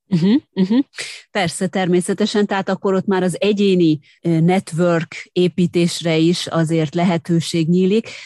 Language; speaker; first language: Hungarian; native; Hungarian